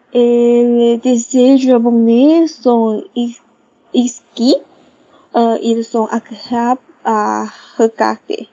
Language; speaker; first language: French; non-native, learner; Chinese